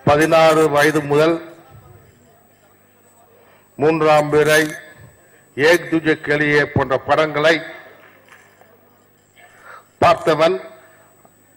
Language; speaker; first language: Tamil; native; Tamil